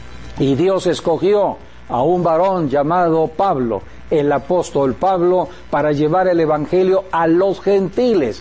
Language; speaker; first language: Spanish; native; Spanish